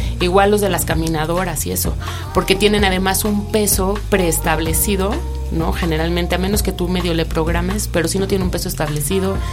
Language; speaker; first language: Spanish; native; Spanish